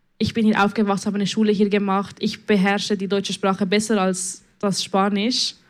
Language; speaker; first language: German; early bilingual, other home language; Spanish